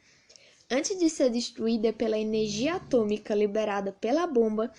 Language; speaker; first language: Portuguese; native; Portuguese